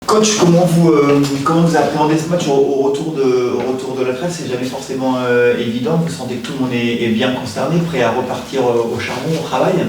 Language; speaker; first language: French; native; French